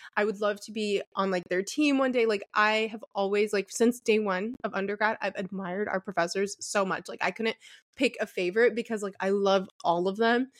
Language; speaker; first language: English; early bilingual, other home language; Arabic